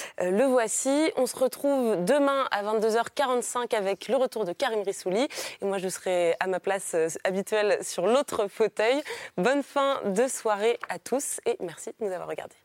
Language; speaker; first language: French; native; French